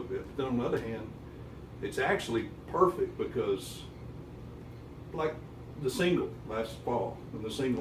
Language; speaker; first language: English; native; English